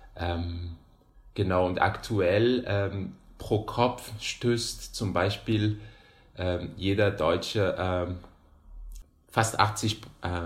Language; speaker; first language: German; non-native, fluent; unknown